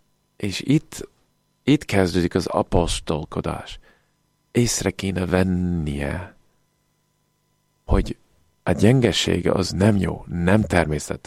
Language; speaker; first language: Hungarian; non-native, fluent; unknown